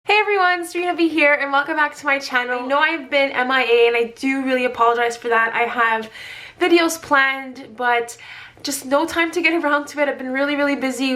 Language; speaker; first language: English; native; English